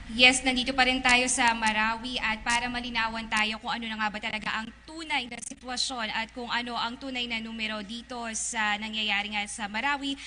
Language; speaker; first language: Filipino; native; Filipino